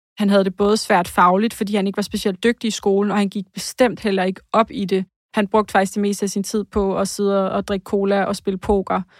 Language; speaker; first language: Danish; native; Danish